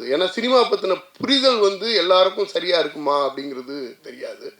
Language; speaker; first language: Tamil; native; Tamil